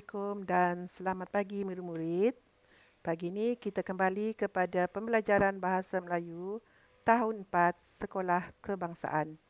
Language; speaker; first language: Malay; native; Malay